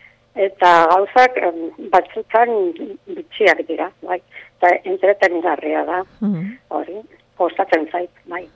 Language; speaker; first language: Basque; non-native, local second language; Spanish